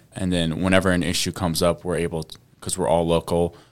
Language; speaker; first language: English; early bilingual, other home language; Arabic